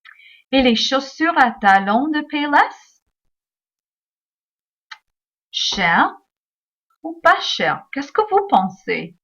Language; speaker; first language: French; non-native, fluent; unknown